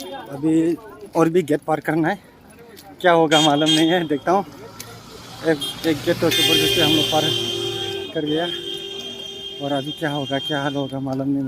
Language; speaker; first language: Hindi; non-native, local second language; Bodo